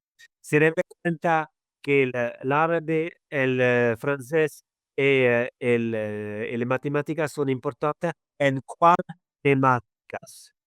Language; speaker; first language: Spanish; non-native, fluent; Arabic